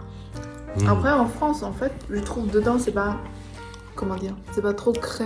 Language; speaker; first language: French; non-native, learner; Chinese